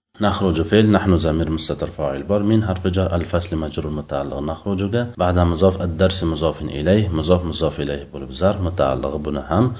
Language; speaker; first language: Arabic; non-native, fluent; Uzbek